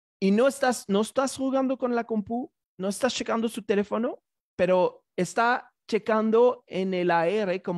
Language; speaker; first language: Spanish; non-native, fluent; French